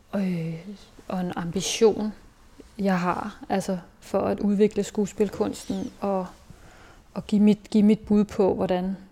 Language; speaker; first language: Danish; native; Danish